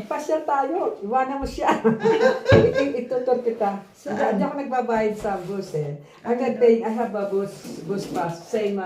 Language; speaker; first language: Filipino; native; Filipino